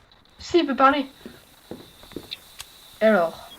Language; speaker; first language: French; native; French